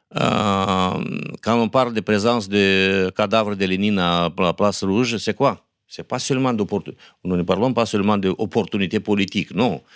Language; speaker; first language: French; non-native, fluent; Romanian